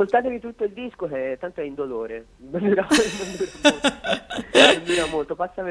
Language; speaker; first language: Italian; native; Italian